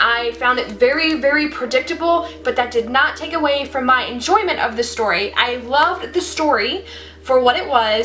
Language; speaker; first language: English; native; English